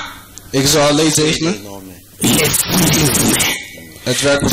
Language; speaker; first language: Dutch; non-native, fluent; French